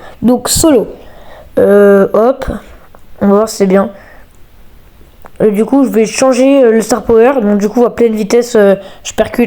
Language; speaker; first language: French; native; French